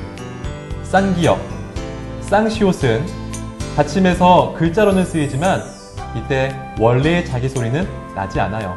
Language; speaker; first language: Korean; native; Korean